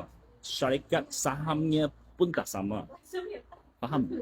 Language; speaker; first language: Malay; non-native, local second language; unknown